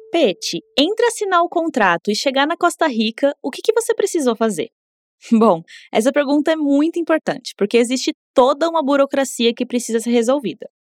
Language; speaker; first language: Portuguese; native; Portuguese